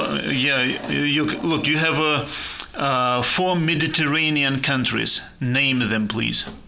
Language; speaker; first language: English; non-native, fluent; Russian